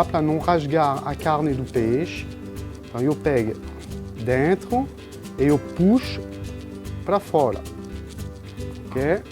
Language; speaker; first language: Portuguese; non-native, fluent; French